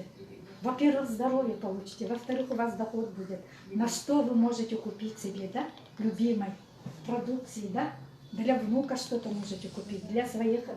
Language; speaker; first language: Russian; native; Russian